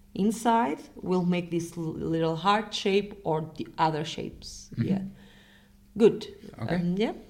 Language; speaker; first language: English; non-native, fluent; Portuguese